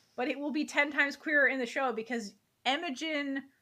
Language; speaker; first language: English; native; English